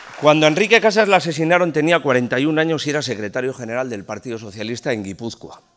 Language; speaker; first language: Spanish; native; Spanish